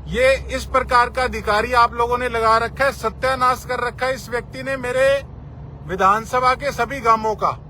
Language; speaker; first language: Hindi; non-native, local second language; Punjabi